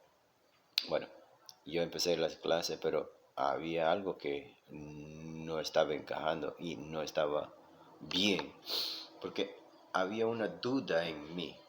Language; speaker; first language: Spanish; non-native, local second language; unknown